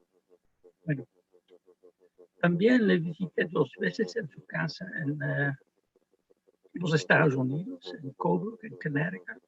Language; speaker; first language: Spanish; non-native, fluent; Dutch